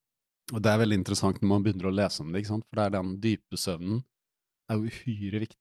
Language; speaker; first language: Norwegian; native; Norwegian